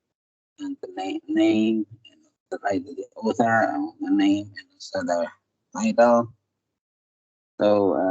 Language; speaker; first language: English; non-native, fluent; Indonesian